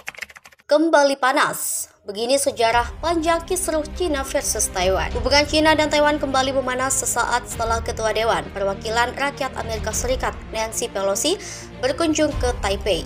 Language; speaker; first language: Indonesian; native; Indonesian